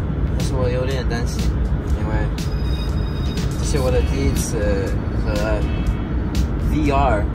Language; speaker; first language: Chinese; non-native, fluent; English